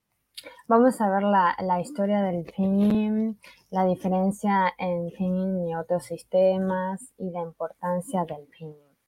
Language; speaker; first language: Spanish; early bilingual, other home language; Chinese